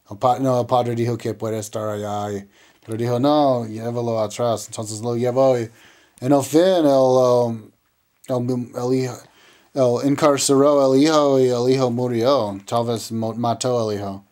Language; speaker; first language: Spanish; non-native, learner; English